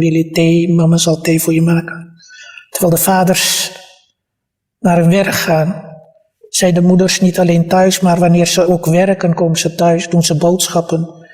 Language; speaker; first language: Dutch; early bilingual, other home language; Malay